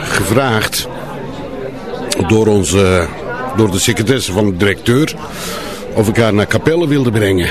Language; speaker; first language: Dutch; non-native, fluent; Turkish